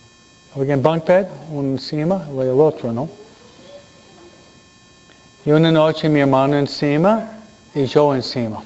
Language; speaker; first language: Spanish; non-native, fluent; English